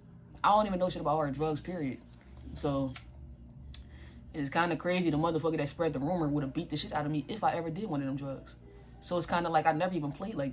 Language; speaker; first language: English; native; English